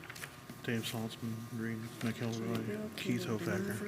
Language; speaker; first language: English; native; English